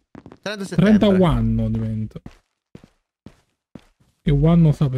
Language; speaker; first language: Italian; native; Italian